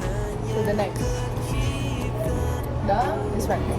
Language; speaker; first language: English; non-native, local second language; Filipino